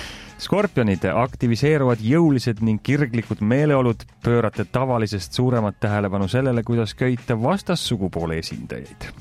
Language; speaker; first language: Estonian; native; Estonian